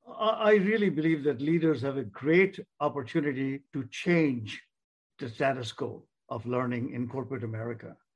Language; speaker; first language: English; non-native, local second language; Bangla